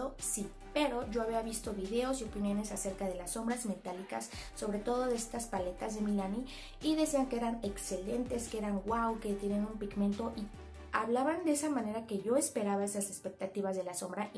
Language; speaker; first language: Spanish; native; Spanish